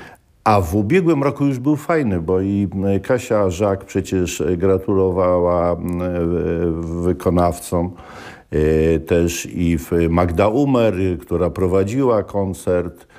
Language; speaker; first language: Polish; native; Polish